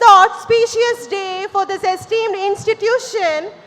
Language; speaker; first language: English; non-native, local second language; Kannada